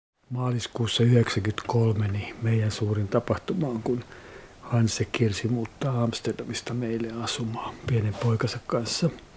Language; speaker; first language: Finnish; native; Finnish